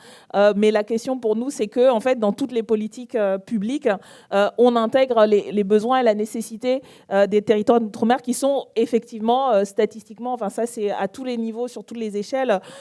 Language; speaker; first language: French; native; French